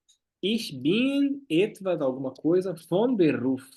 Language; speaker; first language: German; non-native, fluent; Portuguese